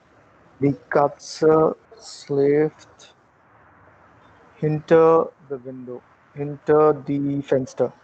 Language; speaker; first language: German; non-native, learner; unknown